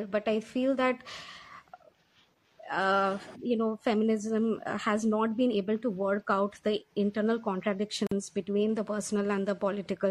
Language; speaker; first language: English; non-native, local second language; Bangla